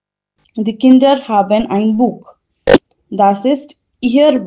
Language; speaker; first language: German; non-native, fluent; Hindi